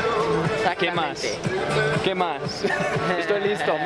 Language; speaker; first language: Spanish; non-native, fluent; English